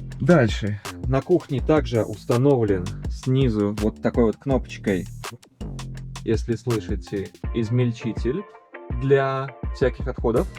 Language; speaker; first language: Russian; native; Russian